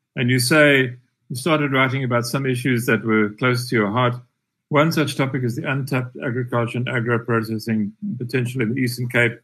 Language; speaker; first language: English; native; English